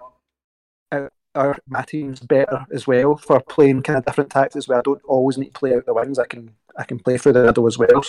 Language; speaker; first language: English; native; English